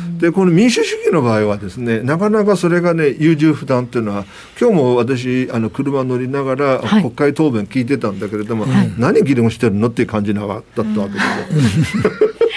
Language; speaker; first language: Japanese; non-native, fluent; Chinese